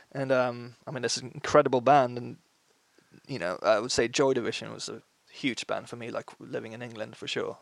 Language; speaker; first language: English; non-native, fluent; Swedish